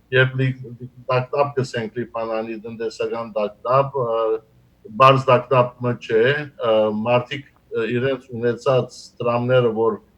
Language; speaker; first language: Armenian; early bilingual, heritage; Armenian